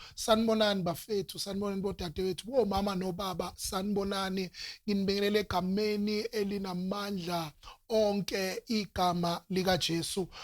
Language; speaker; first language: Zulu; non-native, local second language; Northern Sotho